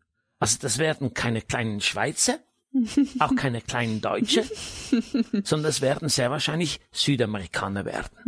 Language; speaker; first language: German; native; German